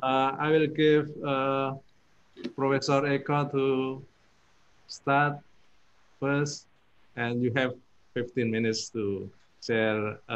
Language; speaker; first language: English; non-native, fluent; Indonesian